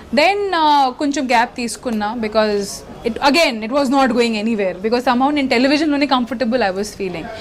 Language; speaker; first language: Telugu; non-native, local second language; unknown